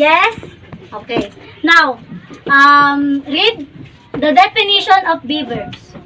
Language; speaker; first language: English; non-native, local second language; Cebuano